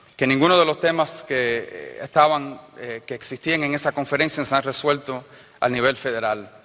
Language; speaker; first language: Spanish; early bilingual, heritage; Spanish